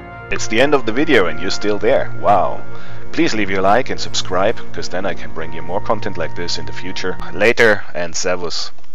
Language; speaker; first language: English; non-native, fluent; German